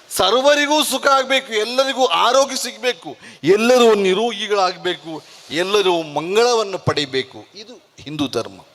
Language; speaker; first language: Kannada; non-native, local second language; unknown